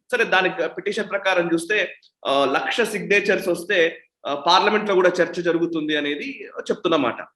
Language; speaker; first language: Telugu; native; Telugu